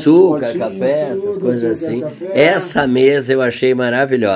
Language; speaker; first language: Portuguese; native; Portuguese